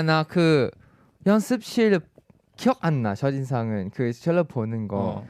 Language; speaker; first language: Korean; non-native, fluent; Thai